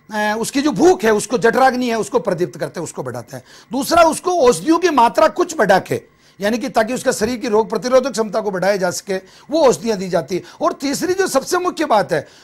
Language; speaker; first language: Hindi; native; Hindi